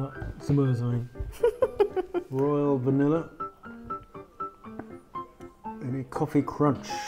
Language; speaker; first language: Indonesian; non-native, learner; English